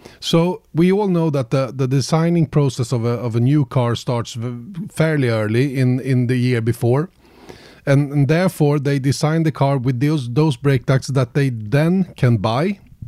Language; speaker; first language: English; non-native, fluent; Swedish